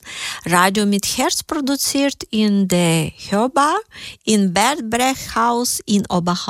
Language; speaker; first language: German; native; German